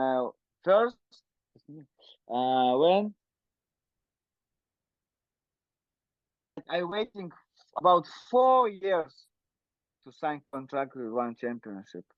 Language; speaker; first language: English; non-native, learner; Russian